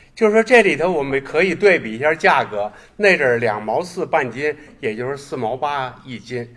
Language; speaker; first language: Chinese; native; Chinese